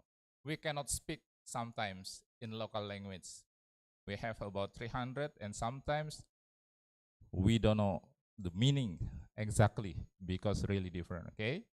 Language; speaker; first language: English; non-native, learner; Indonesian